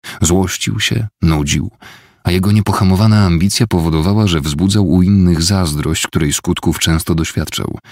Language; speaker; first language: Polish; native; Polish